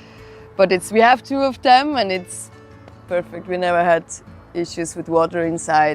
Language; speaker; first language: English; non-native, fluent; Swiss German